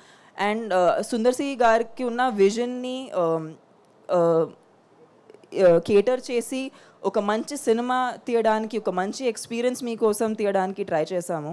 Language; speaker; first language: Telugu; non-native, local second language; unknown